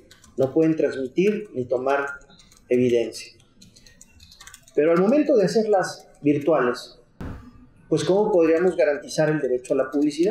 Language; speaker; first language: Spanish; native; Spanish